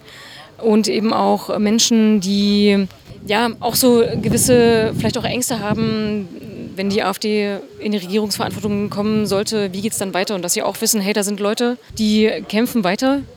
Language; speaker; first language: German; native; German